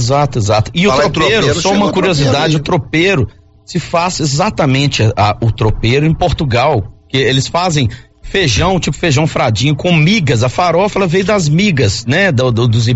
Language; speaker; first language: Portuguese; native; Portuguese